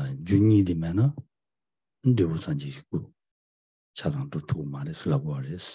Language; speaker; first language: French; non-native, learner; Tibetan